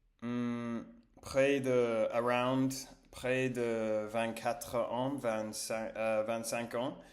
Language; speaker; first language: French; non-native, learner; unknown